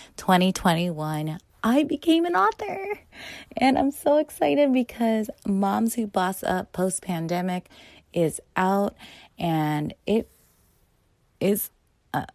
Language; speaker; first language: English; native; English